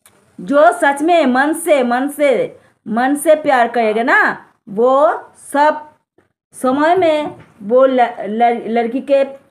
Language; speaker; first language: Hindi; non-native, local second language; Bangla